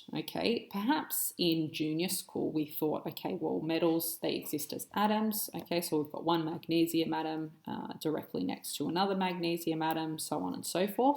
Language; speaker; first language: English; native; English